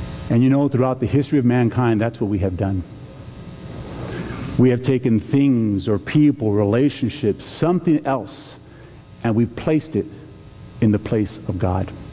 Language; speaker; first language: English; native; English